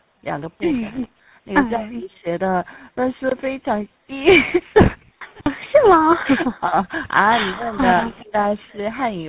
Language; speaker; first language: Chinese; non-native, fluent; Korean